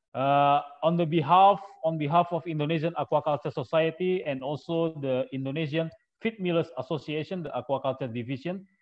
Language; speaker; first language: English; non-native, fluent; Indonesian